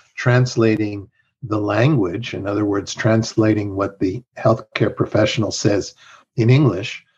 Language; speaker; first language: English; early bilingual, other home language; Spanish